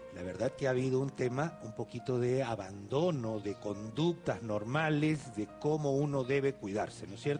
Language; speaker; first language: Spanish; native; Spanish